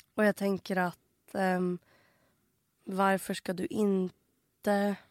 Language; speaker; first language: Swedish; native; Swedish